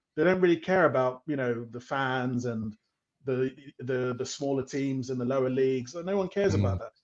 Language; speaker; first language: English; native; English